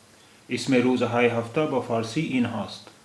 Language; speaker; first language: Persian; non-native, fluent; Urdu